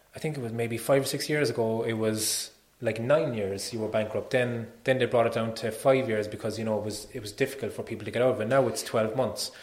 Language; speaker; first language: English; native; English